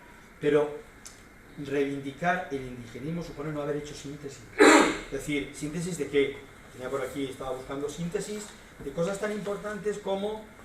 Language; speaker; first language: Spanish; native; Spanish